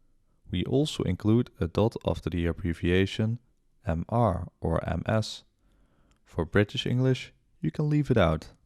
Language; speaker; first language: English; non-native, fluent; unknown